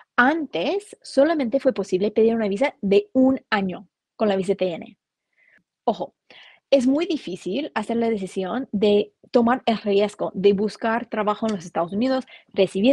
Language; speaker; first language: Spanish; non-native, fluent; English